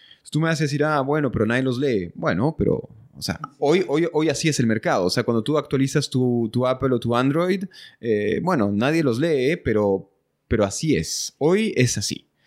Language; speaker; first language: Spanish; early bilingual, other home language; French